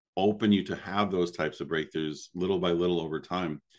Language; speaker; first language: English; native; English